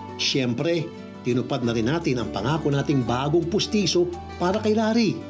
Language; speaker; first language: Filipino; native; Filipino